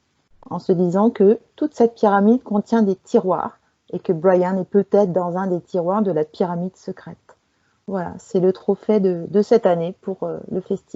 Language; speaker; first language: French; native; French